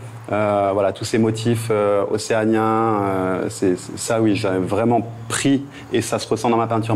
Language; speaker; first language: French; native; French